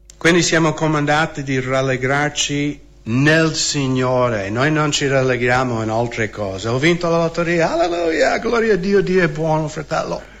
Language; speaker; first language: Italian; non-native, fluent; English